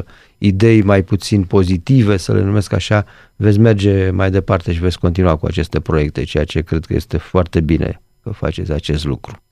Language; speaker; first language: Romanian; native; Romanian